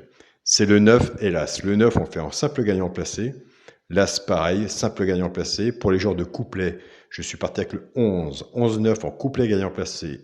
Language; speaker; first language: French; native; French